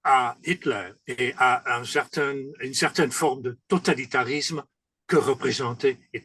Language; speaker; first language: French; non-native, fluent; English